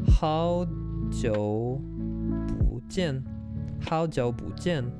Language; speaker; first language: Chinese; non-native, learner; English